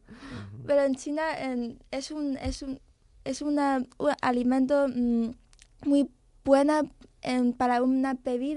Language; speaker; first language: Spanish; non-native, fluent; Chinese